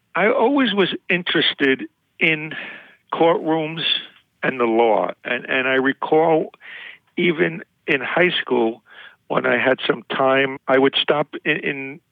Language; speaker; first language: English; native; English